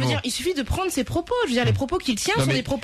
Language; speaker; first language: French; native; French